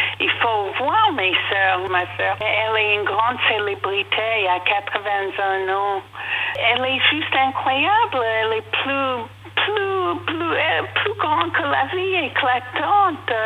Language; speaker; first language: French; non-native, fluent; English